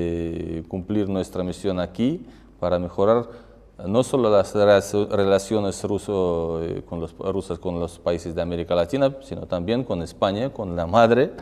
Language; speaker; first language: Spanish; non-native, fluent; Russian